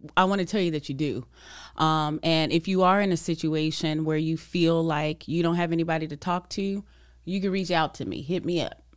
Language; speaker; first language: English; native; English